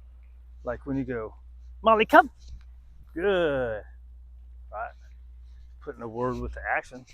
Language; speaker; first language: English; native; English